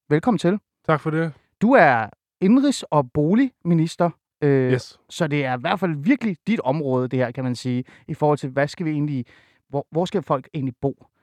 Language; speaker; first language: Danish; early bilingual, other home language; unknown